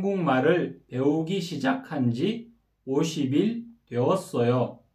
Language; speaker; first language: Korean; non-native, fluent; Kyrgyz